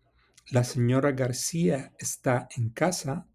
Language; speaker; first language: Spanish; non-native, fluent; English